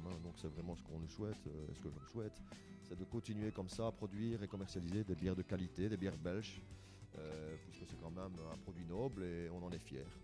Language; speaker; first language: French; native; French